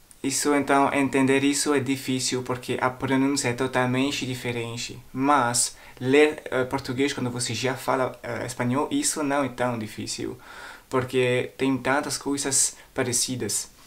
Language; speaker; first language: Portuguese; non-native, fluent; French